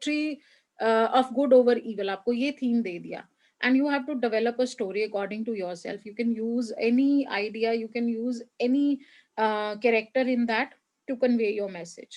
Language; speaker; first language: English; non-native, local second language; Hindi